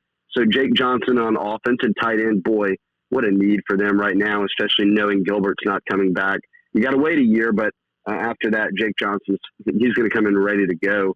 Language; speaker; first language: English; native; English